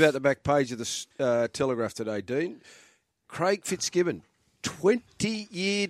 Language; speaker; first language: English; native; English